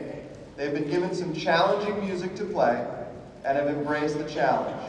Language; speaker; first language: English; native; English